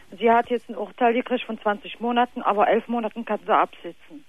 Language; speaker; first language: German; non-native, fluent; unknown